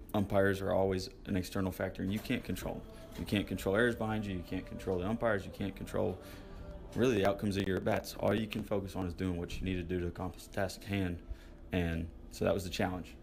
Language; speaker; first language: English; native; English